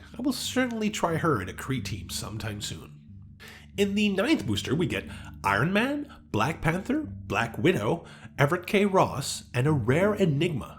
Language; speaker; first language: English; native; English